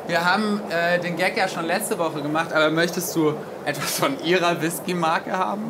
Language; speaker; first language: German; native; German